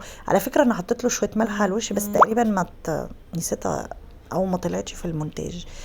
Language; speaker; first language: Arabic; native; Arabic